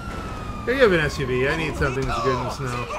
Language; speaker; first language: English; native; English